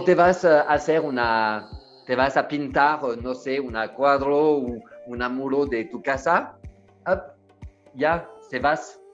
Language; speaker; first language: Spanish; non-native, learner; French